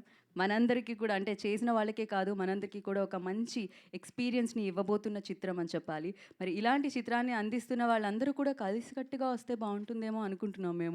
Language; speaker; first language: Telugu; native; Telugu